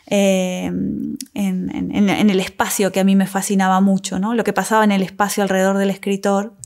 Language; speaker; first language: Spanish; native; Spanish